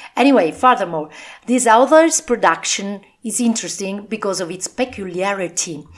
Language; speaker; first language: English; non-native, fluent; Italian